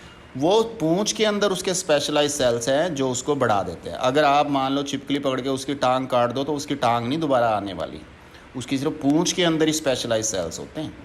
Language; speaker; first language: Hindi; native; Hindi